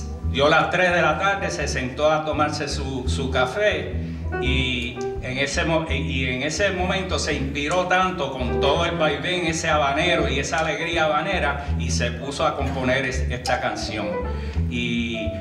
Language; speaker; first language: Spanish; early bilingual, heritage; Spanish